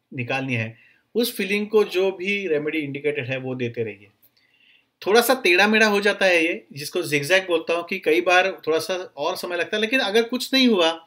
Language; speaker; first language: Hindi; non-native, local second language; Marathi